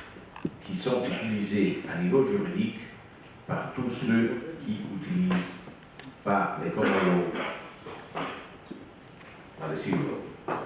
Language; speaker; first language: French; non-native, fluent; Italian